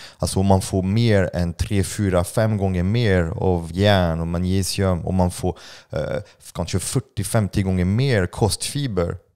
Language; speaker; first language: Swedish; non-native, fluent; French